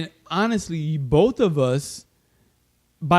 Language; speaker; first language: English; native; English